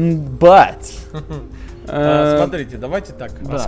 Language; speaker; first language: Russian; native; Russian